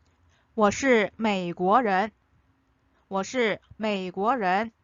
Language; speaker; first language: Chinese; non-native, fluent; Korean